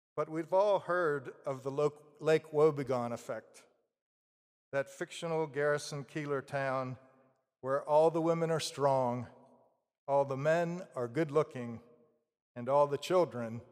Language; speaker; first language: English; native; English